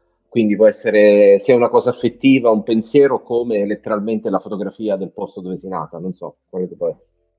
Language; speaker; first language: Italian; native; Italian